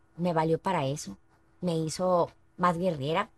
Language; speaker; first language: Spanish; native; Spanish